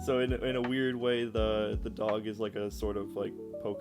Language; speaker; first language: English; native; English